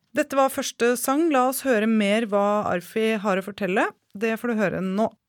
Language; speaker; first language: Norwegian; native; Norwegian